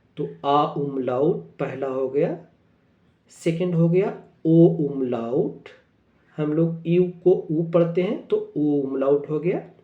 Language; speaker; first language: Hindi; native; Hindi